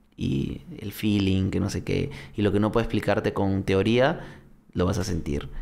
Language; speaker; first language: Spanish; native; Spanish